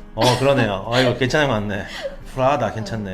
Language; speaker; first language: Korean; native; Korean